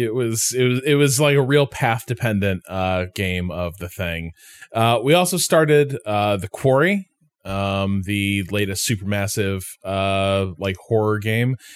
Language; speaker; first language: English; native; English